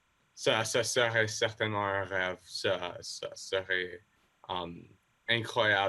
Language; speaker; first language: French; non-native, local second language; English